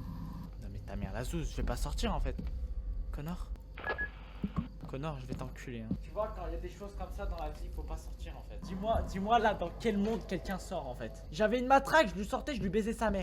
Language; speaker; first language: French; native; French